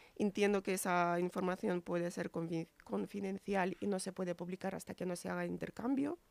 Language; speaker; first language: Spanish; non-native, fluent; Ukrainian